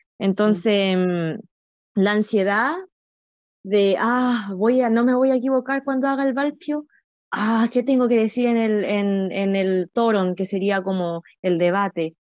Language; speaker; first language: Spanish; native; Spanish